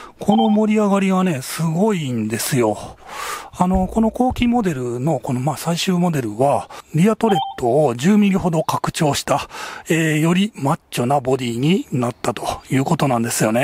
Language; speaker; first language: Japanese; native; Japanese